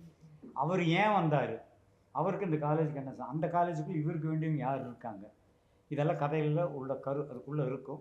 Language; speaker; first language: Tamil; native; Tamil